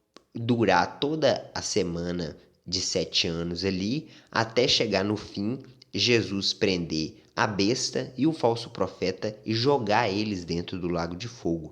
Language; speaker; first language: Portuguese; native; Portuguese